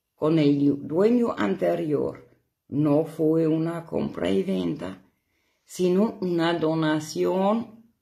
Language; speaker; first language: Spanish; non-native, fluent; German